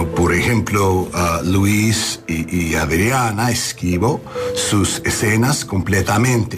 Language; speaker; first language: Spanish; non-native, learner; English